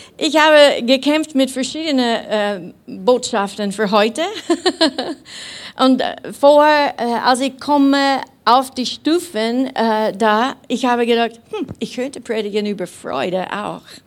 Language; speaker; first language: German; non-native, fluent; English